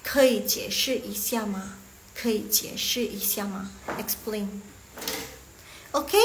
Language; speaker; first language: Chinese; non-native, fluent; Indonesian